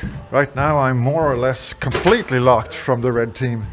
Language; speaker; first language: English; non-native, fluent; Swedish